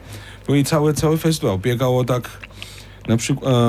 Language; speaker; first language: Polish; non-native, fluent; Chinese